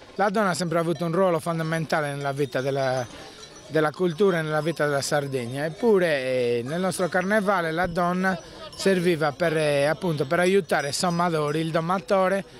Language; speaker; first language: Italian; native; Italian